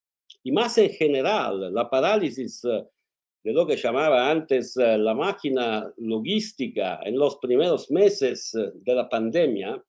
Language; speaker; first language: Spanish; non-native, fluent; Italian